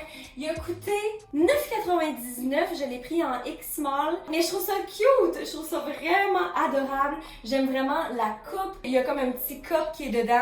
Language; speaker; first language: French; native; French